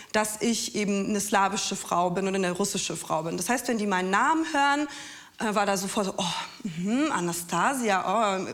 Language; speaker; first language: German; non-native, fluent; Russian